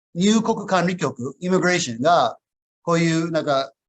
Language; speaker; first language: Japanese; non-native, fluent; English